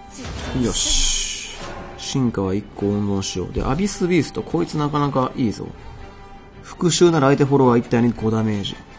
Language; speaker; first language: Japanese; native; Japanese